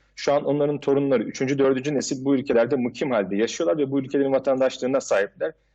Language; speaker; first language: Turkish; native; Turkish